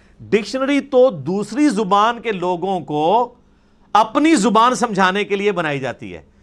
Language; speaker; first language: Urdu; non-native, local second language; Punjabi